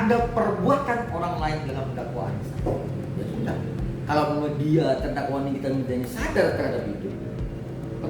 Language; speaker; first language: Indonesian; native; Indonesian